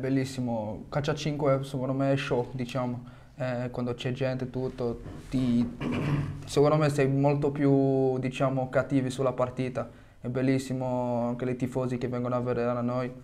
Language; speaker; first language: Italian; non-native, fluent; French